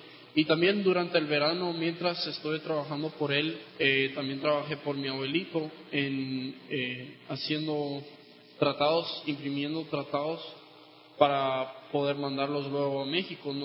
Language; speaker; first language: Spanish; non-native, local second language; English